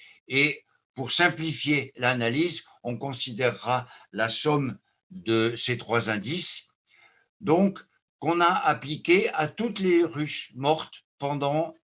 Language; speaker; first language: French; native; French